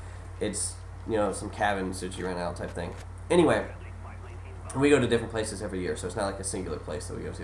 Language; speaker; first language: English; native; English